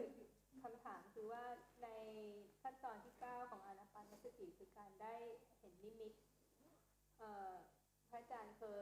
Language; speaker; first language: Thai; native; Thai